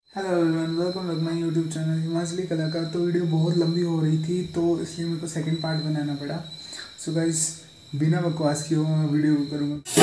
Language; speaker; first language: Hindi; non-native, local second language; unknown